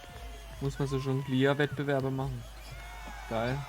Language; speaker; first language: German; native; German